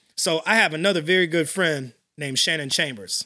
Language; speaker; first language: English; native; English